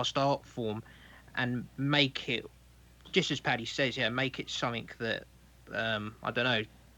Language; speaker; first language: English; native; English